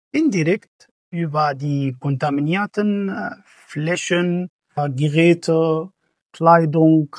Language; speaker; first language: German; non-native, fluent; Arabic